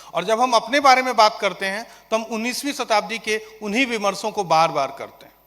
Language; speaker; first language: Hindi; non-native, local second language; Maithili